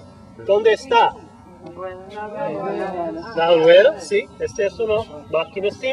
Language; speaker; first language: Spanish; non-native, fluent; English